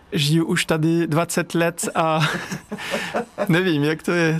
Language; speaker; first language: Czech; non-native, learner; French